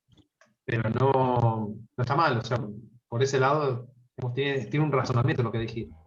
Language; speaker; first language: Spanish; native; Spanish